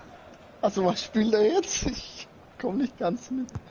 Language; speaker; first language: German; native; German